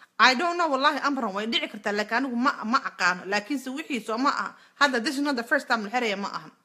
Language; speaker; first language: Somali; native; Somali